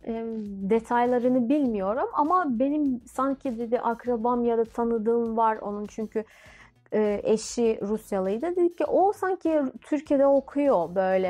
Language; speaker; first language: Turkish; non-native, fluent; Russian